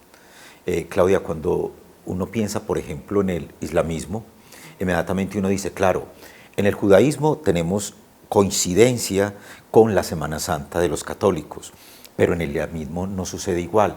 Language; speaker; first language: Spanish; native; Spanish